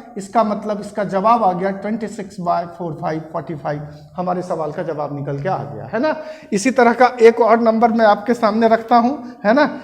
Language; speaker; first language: Hindi; native; Hindi